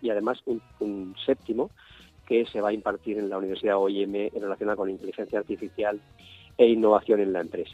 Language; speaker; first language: Spanish; native; Spanish